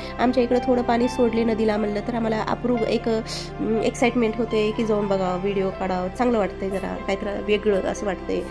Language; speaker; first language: Marathi; early bilingual, heritage; Marathi